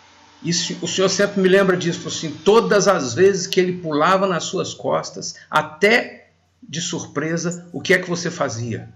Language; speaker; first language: Portuguese; native; Portuguese